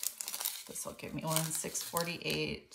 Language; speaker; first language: English; native; English